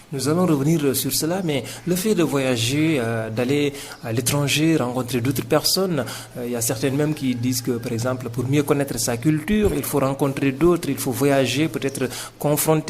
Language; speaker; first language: French; non-native, local second language; Wolof